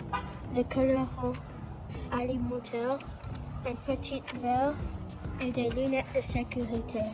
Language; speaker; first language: French; non-native, learner; English